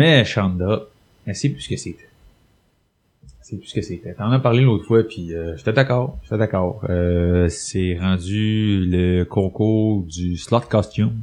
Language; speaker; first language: French; native; French